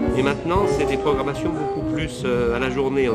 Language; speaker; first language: French; native; French